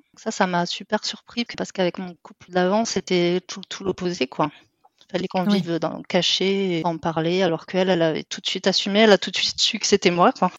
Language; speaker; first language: French; native; French